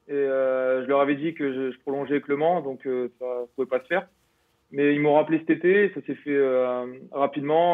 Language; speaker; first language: French; native; French